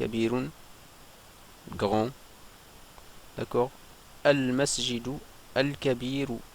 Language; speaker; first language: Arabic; non-native, fluent; French